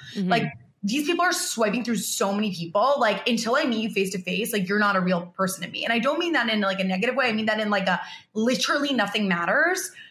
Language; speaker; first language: English; early bilingual, other home language; Spanish